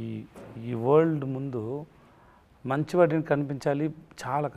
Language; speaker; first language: Telugu; non-native, learner; Tamil